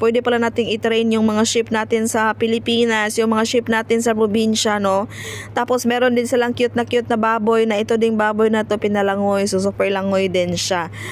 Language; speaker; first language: Filipino; non-native, local second language; Hiligaynon